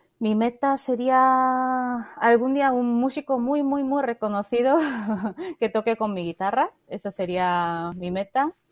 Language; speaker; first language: Spanish; non-native, fluent; Korean